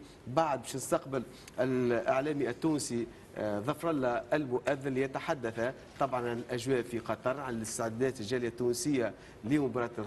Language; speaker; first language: Arabic; native; Arabic